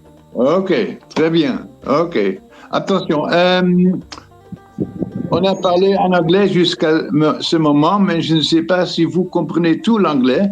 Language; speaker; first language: French; non-native, fluent; Dutch